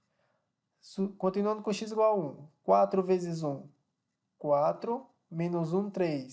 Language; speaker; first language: Portuguese; native; Portuguese